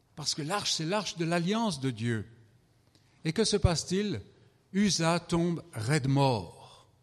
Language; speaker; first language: French; native; French